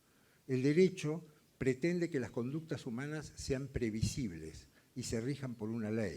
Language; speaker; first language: Spanish; native; Spanish